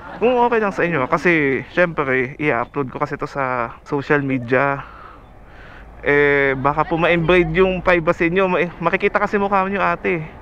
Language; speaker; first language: Filipino; native; Filipino